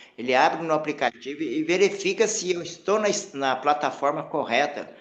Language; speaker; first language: Portuguese; native; Portuguese